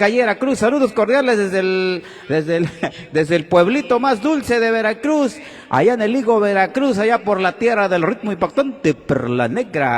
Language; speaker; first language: Spanish; native; Spanish